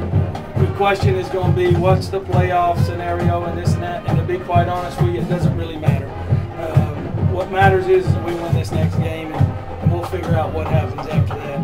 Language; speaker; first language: English; native; English